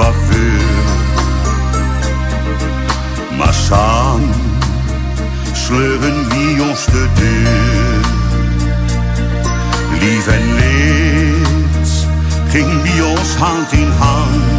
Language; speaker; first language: Dutch; native; Dutch